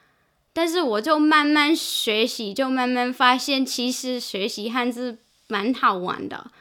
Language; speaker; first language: Chinese; non-native, fluent; English